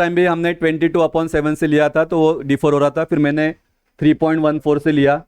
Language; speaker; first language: Hindi; non-native, local second language; Marathi